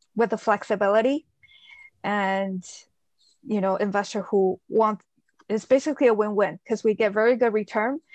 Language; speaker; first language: English; early bilingual, other home language; Chinese